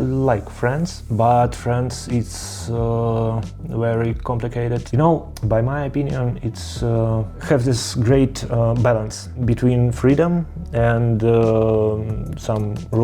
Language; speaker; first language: English; non-native, learner; Russian